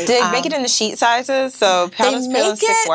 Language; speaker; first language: English; native; English